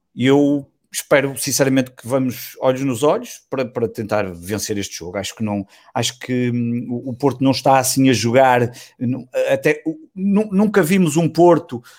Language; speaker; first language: Portuguese; native; Portuguese